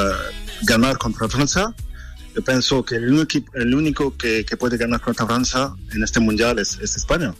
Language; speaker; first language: Spanish; non-native, learner; French